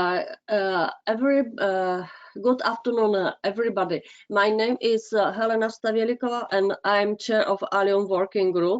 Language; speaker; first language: English; non-native, fluent; Czech